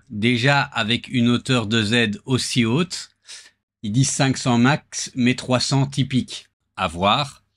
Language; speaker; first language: French; native; French